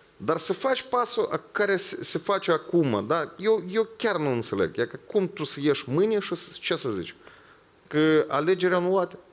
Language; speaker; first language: Romanian; non-native, local second language; Ukrainian